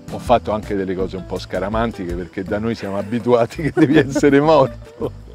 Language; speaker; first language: Italian; native; Italian